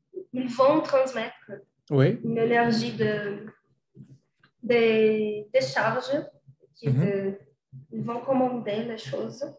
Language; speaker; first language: French; non-native, fluent; Portuguese